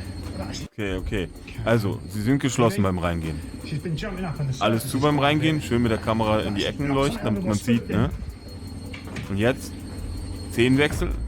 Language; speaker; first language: German; native; German